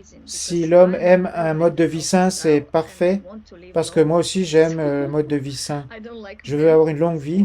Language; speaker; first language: French; non-native, fluent; Ukrainian